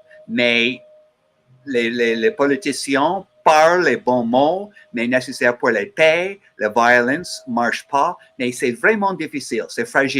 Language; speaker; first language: French; non-native, learner; English